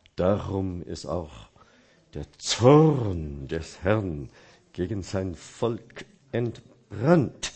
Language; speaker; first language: German; non-native, fluent; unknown